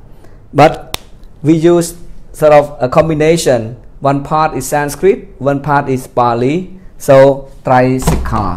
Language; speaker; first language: English; non-native, fluent; Khmer